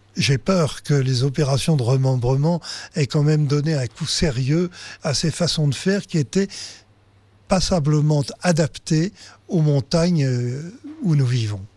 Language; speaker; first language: French; native; French